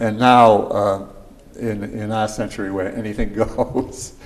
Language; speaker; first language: English; native; English